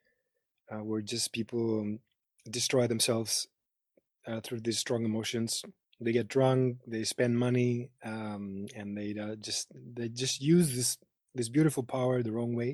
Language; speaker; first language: English; non-native, fluent; Greek